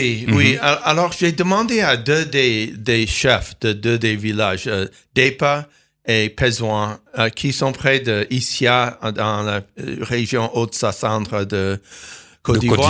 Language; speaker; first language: French; non-native, fluent; English